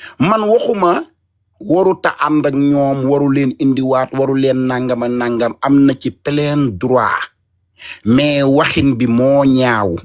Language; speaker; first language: Wolof; native; Wolof